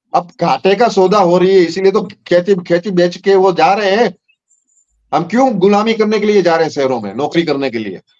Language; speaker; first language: Hindi; non-native, local second language; Gujarati